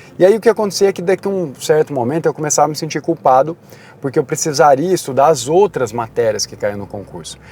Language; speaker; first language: Portuguese; native; Portuguese